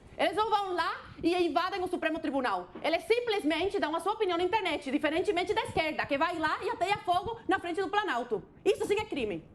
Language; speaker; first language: Portuguese; non-native, fluent; Spanish